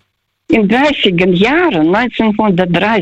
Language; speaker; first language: German; non-native, learner; Russian